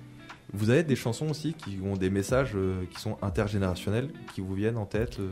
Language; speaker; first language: French; native; French